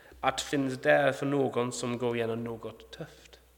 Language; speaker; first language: Swedish; non-native, fluent; English